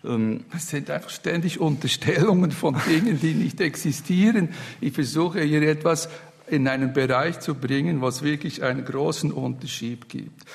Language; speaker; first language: German; non-native, fluent; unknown